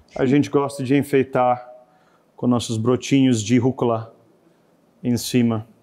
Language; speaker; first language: Portuguese; non-native, fluent; English